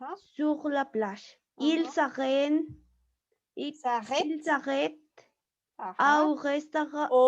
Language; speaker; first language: French; non-native, learner; Spanish